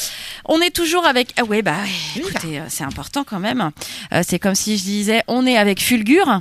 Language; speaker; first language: French; native; French